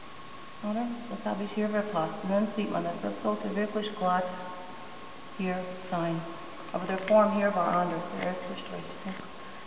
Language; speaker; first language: German; non-native, learner; English